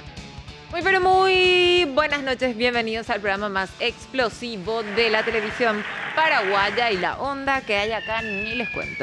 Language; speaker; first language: Spanish; native; Spanish